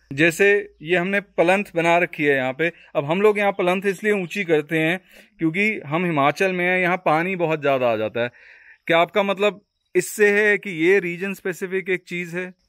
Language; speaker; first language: Hindi; native; Hindi